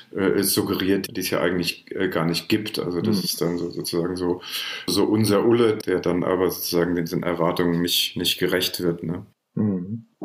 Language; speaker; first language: German; native; German